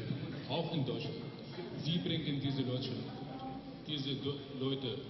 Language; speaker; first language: German; non-native, learner; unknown